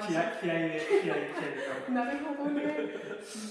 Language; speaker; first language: Japanese; non-native, fluent; English